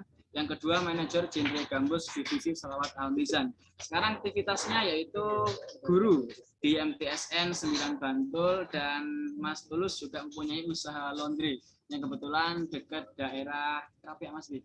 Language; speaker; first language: Indonesian; native; Indonesian